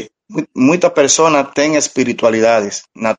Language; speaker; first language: Portuguese; non-native, learner; Spanish